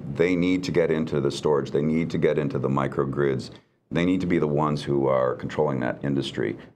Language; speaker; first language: English; native; English